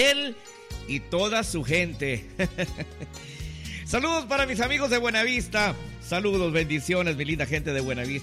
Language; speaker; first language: Spanish; native; Spanish